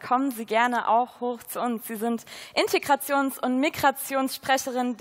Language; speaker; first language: German; native; German